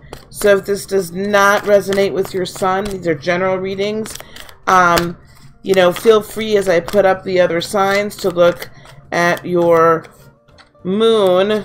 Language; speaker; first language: English; native; English